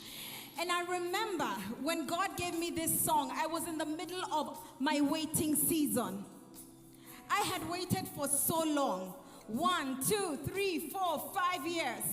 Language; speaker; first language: English; non-native, local second language; Swahili